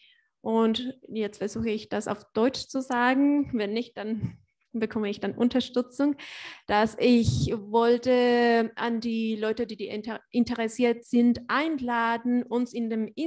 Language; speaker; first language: German; non-native, learner; Spanish